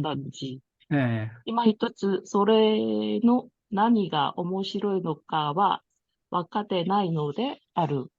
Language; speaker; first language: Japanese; non-native, learner; Korean